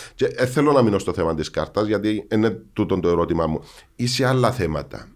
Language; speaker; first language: Greek; native; Greek